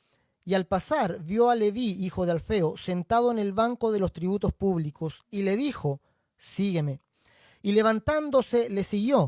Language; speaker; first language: Spanish; native; Spanish